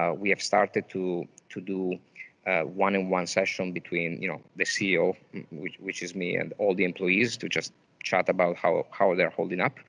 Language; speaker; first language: English; non-native, fluent; Italian